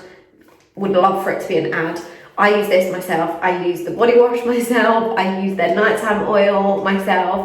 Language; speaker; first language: English; native; English